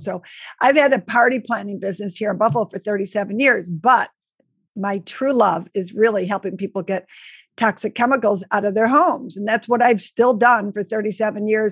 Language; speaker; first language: English; native; English